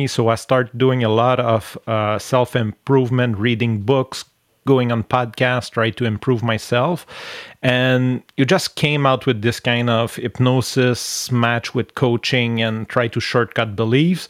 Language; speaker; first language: English; non-native, fluent; French